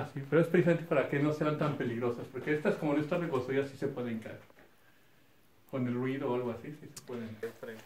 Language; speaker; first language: Spanish; native; Spanish